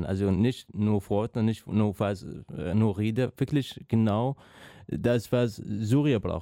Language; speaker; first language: German; non-native, learner; Arabic